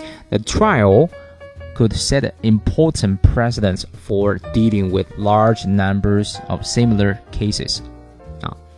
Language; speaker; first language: English; non-native, fluent; Chinese